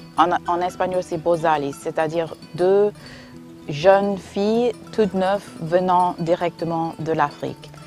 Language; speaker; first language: French; non-native, fluent; English